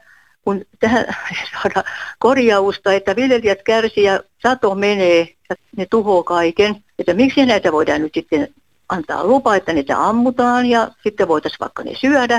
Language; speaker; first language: Finnish; native; Finnish